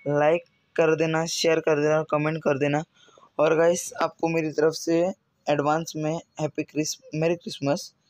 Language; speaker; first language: Hindi; native; Hindi